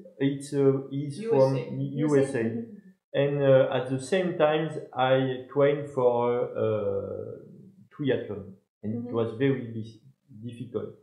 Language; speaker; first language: English; non-native, learner; French